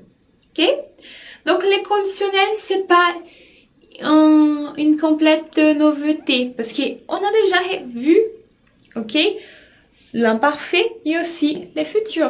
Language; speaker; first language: French; non-native, fluent; Portuguese